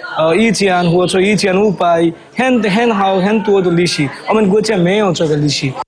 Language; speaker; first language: Chinese; non-native, learner; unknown